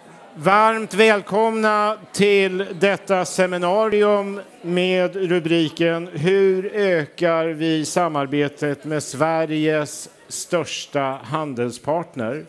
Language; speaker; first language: Swedish; native; Swedish